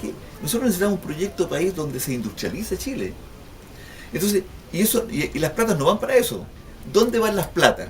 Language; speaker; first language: Spanish; native; Spanish